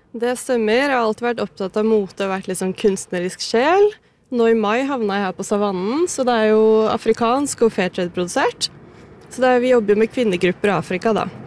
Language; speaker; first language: Norwegian; native; Norwegian